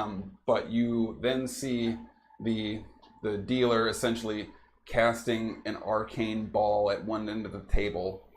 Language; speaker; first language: English; native; English